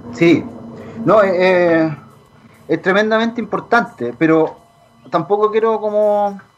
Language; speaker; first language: Spanish; native; Spanish